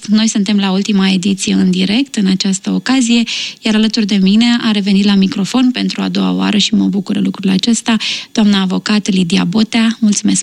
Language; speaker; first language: Romanian; native; Romanian